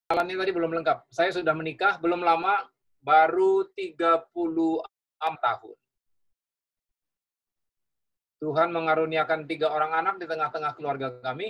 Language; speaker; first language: Indonesian; native; Indonesian